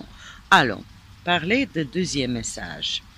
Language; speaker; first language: French; non-native, fluent; Serbian